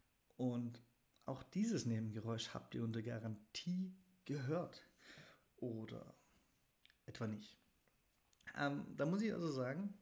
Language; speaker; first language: German; native; German